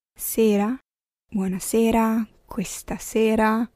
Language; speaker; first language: Italian; non-native, fluent; Arabic